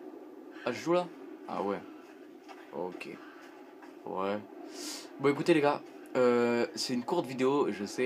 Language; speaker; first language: French; native; French